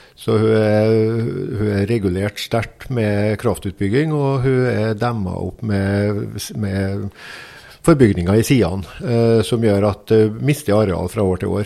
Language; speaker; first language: Norwegian; native; Norwegian